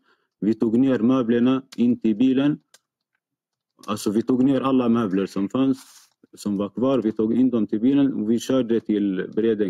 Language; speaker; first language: Swedish; non-native, fluent; Arabic